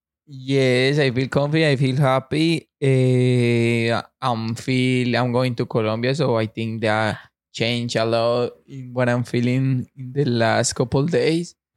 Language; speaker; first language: English; non-native, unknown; Spanish